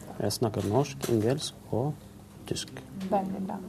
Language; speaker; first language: Norwegian; non-native, learner; Arabic